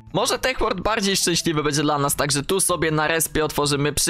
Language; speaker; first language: Polish; native; Polish